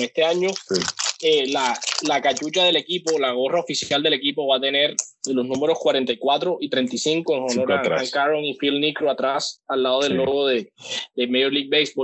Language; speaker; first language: Spanish; native; Spanish